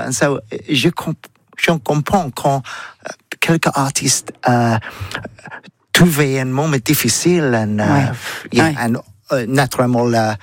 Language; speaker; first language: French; non-native, learner; English